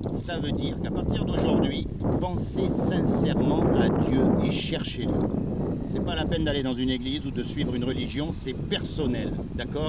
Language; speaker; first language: French; native; French